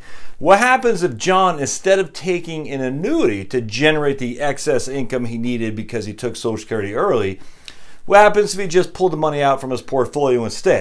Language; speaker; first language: English; native; English